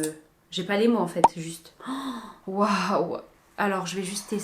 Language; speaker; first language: French; native; French